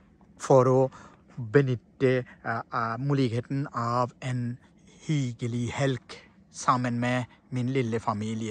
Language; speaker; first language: Norwegian; non-native, fluent; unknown